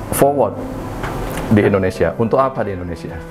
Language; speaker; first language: Indonesian; native; Indonesian